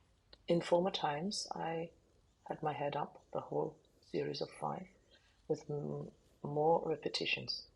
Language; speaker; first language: English; non-native, fluent; German